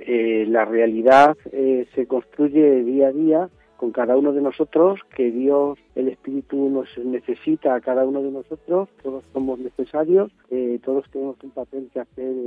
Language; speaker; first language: Spanish; native; Spanish